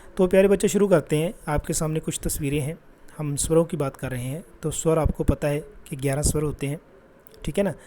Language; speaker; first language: Hindi; non-native, local second language; Punjabi